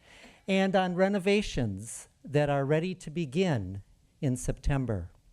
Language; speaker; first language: English; native; English